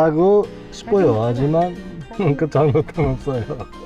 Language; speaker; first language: Korean; non-native, learner; Uzbek